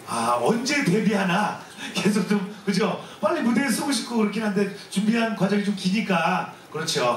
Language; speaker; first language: Korean; native; Korean